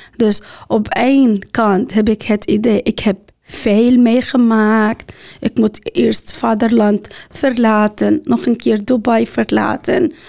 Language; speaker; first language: Dutch; non-native, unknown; Arabic